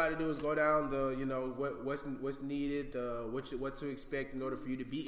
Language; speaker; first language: English; native; English